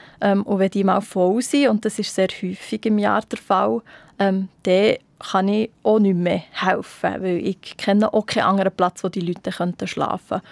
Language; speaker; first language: German; native; German